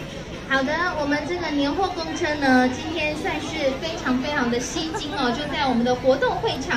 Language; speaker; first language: Chinese; native; Chinese